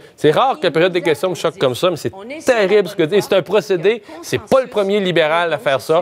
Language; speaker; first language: French; native; French